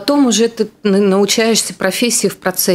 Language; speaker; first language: Russian; native; Russian